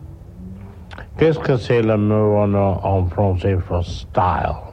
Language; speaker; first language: French; non-native, learner; English